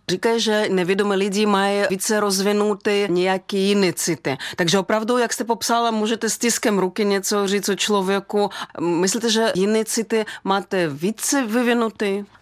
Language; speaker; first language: Czech; non-native, fluent; Russian